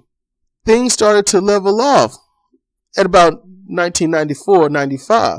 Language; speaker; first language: English; native; English